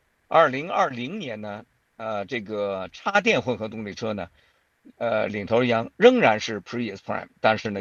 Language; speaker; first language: Chinese; native; Chinese